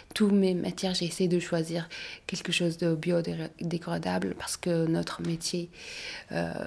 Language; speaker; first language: French; non-native, learner; Mongolian